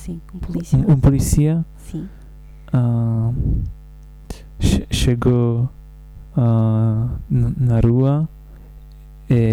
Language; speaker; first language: Portuguese; non-native, learner; English